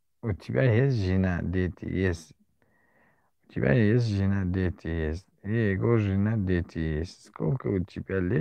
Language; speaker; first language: Russian; non-native, learner; Tajik